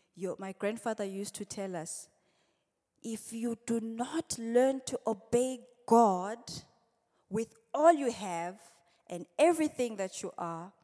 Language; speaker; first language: English; non-native, local second language; Swati